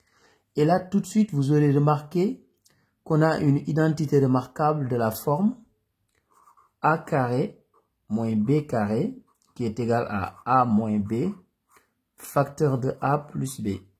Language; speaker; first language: French; native; French